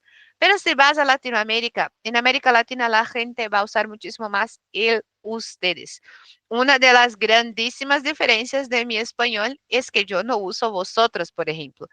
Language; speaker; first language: Spanish; non-native, fluent; Portuguese